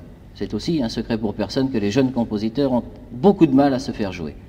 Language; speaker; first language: French; native; French